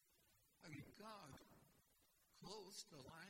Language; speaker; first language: English; native; English